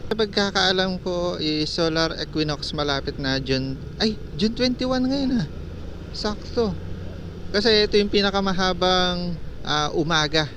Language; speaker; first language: Filipino; non-native, local second language; Pampanga